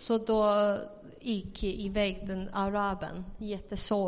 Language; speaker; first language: Swedish; non-native, fluent; Chinese